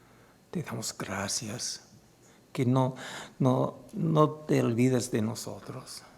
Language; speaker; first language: Spanish; non-native, fluent; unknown